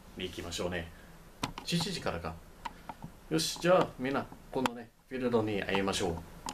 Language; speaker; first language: Japanese; non-native, learner; English